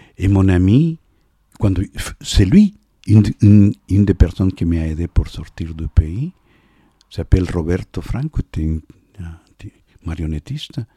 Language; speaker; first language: French; non-native, fluent; Spanish